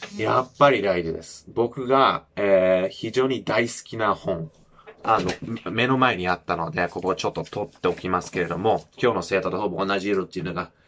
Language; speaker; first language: Japanese; non-native, fluent; English